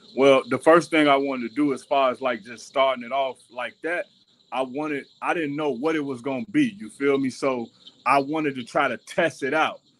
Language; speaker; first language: English; native; English